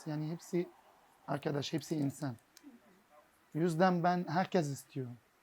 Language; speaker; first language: Turkish; non-native, learner; Arabic